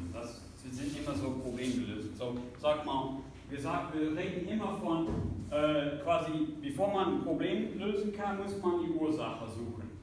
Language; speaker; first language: German; non-native, fluent; English